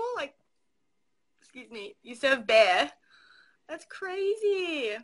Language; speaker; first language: English; native; English